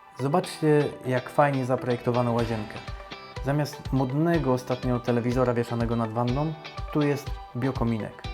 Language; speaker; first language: Polish; native; Polish